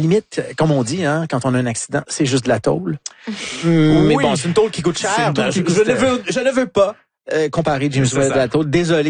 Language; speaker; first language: French; native; French